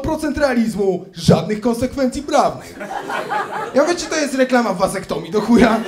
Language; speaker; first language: Polish; native; Polish